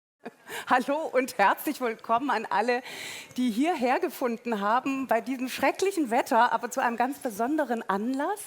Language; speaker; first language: German; native; German